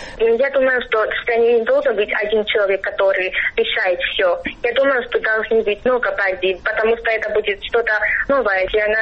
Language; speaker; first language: Russian; non-native, fluent; Georgian